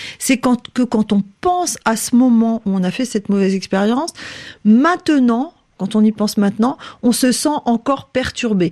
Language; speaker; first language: French; native; French